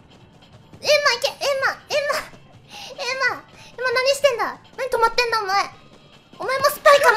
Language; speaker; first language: Japanese; native; Japanese